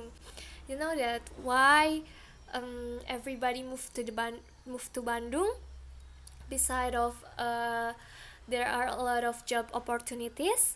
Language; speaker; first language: English; non-native, learner; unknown